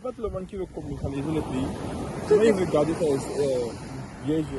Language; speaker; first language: French; non-native, fluent; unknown